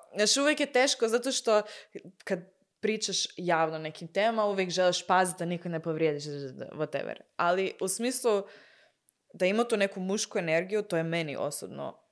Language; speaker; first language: Croatian; early bilingual, heritage; Croatian